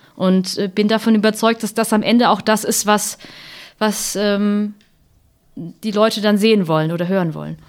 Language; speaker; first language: German; native; German